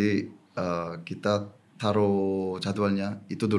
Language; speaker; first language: Indonesian; non-native, fluent; Korean